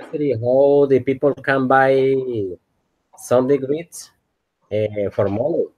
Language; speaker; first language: English; non-native, learner; Spanish